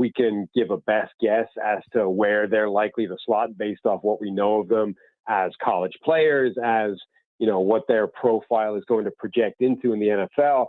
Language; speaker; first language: English; native; English